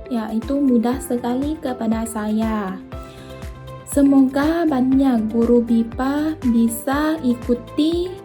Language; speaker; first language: Malay; non-native, learner; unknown